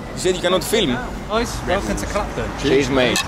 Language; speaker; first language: English; non-native, fluent; Greek